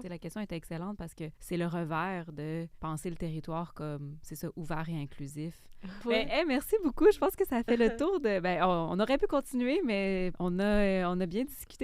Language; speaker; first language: French; native; French